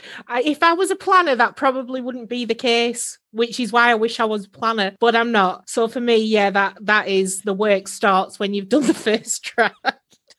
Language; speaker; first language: English; native; English